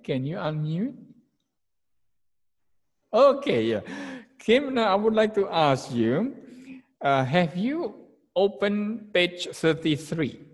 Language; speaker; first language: English; non-native, fluent; Indonesian